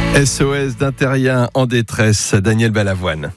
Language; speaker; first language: French; native; French